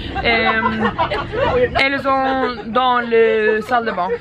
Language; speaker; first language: French; non-native, learner; Swedish